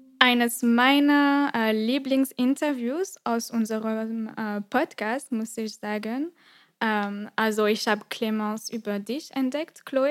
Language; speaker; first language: German; non-native, fluent; French